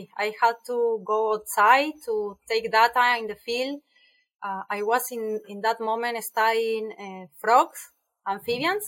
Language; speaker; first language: English; non-native, fluent; Spanish